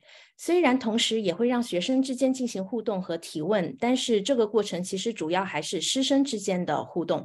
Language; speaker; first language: Chinese; native; Chinese